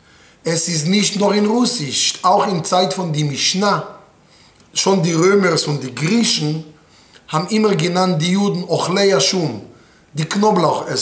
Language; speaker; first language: German; non-native, fluent; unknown